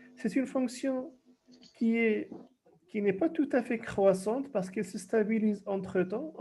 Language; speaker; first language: French; non-native, local second language; Arabic